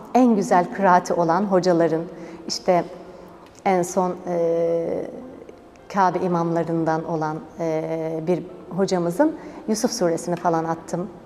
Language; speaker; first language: Turkish; native; Turkish